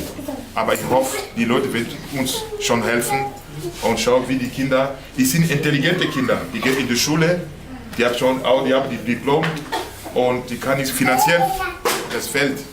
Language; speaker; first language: German; non-native, learner; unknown